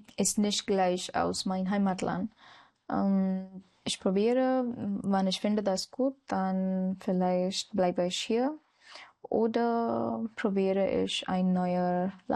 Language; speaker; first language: German; non-native, learner; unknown